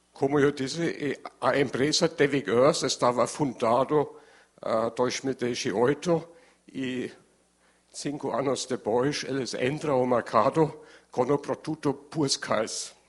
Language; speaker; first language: Portuguese; non-native, learner; German